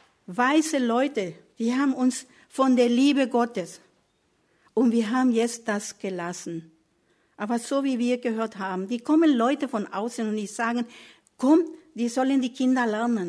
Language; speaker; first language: German; non-native, learner; Spanish